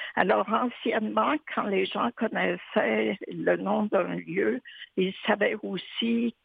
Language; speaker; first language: French; native; French